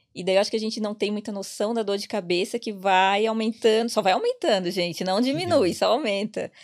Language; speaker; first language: Portuguese; native; Portuguese